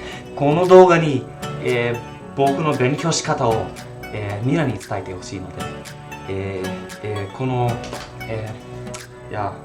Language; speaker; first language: Japanese; non-native, learner; English